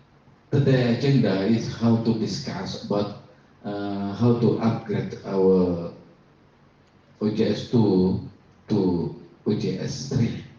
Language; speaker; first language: English; non-native, learner; Indonesian